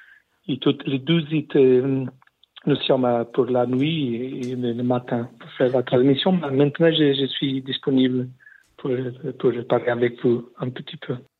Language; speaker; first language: French; non-native, learner; Portuguese